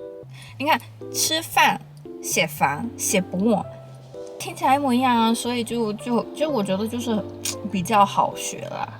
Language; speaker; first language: Chinese; early bilingual, heritage; Chinese